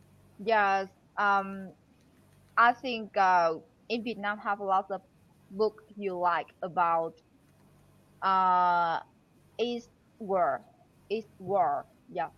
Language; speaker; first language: English; non-native, learner; Vietnamese